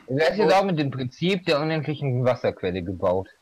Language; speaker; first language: German; native; German